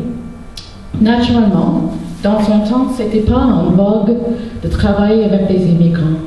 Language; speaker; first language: French; non-native, local second language; English